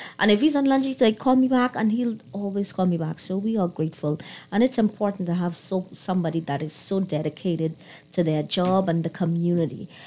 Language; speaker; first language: English; native; English